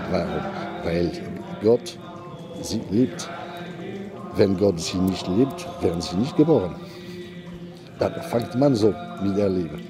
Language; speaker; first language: German; non-native, fluent; Arabic